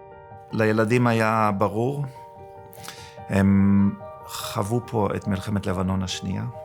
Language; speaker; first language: Hebrew; early bilingual, other home language; German